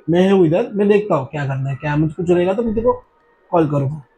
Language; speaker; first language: Hindi; non-native, local second language; Marathi